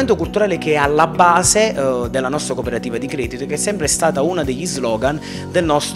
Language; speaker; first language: Italian; native; Italian